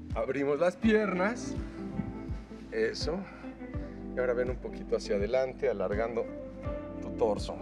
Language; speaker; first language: Spanish; native; Spanish